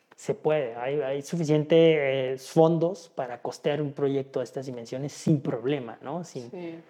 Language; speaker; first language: Spanish; native; Spanish